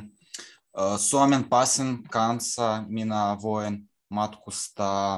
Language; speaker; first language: Finnish; non-native, learner; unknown